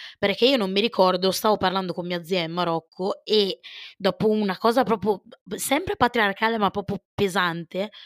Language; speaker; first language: Italian; early bilingual, other home language; Arabic